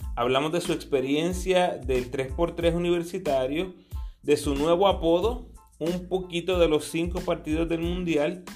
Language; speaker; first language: Spanish; native; Spanish